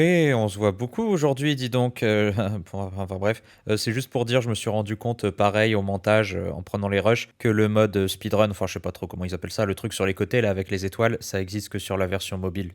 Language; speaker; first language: French; native; French